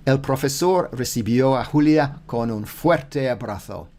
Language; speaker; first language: Spanish; non-native, learner; English